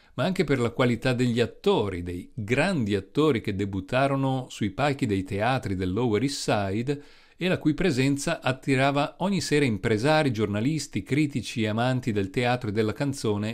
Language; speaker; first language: Italian; native; Italian